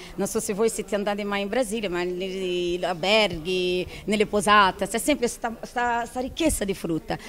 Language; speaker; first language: Italian; non-native, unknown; Portuguese